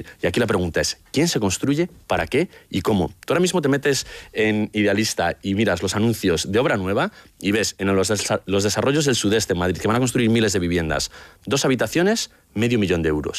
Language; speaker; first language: Spanish; native; Spanish